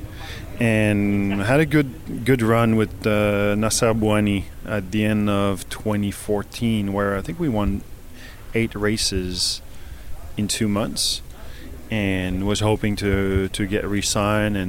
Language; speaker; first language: English; native; English